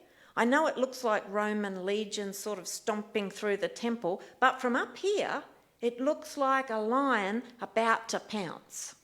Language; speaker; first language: English; native; English